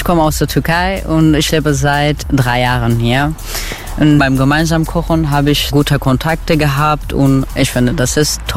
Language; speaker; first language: German; non-native, learner; Turkish